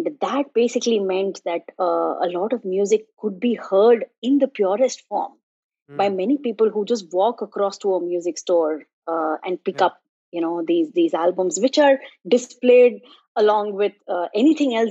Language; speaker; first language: English; non-native, local second language; Tamil